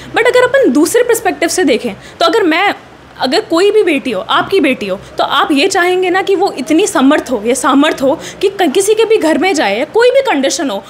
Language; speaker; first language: Hindi; native; Hindi